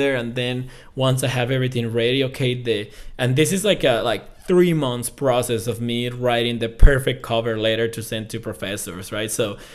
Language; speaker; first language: English; non-native, fluent; Spanish